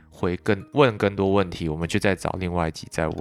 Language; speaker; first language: Chinese; native; Chinese